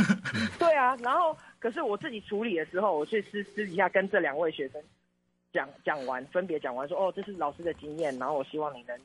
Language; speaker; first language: Chinese; native; Chinese